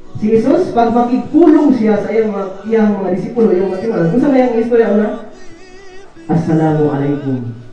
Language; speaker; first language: Cebuano; non-native, local second language; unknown